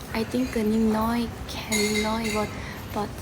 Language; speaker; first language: English; non-native, learner; Korean